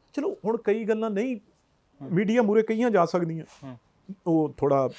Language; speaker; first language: Punjabi; native; Punjabi